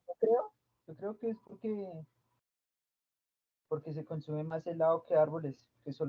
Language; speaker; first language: Spanish; native; Spanish